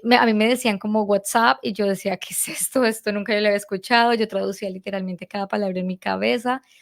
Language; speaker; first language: Spanish; native; Spanish